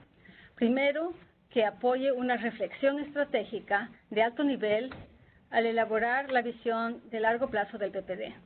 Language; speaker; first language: Spanish; native; Spanish